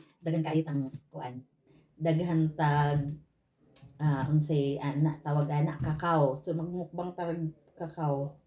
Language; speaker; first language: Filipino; non-native, local second language; Cebuano